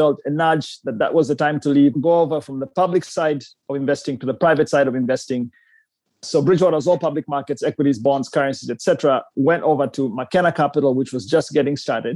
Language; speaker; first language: English; non-native, local second language; Ganda